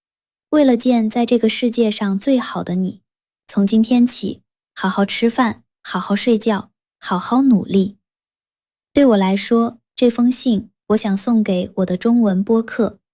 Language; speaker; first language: Chinese; non-native, fluent; Vietnamese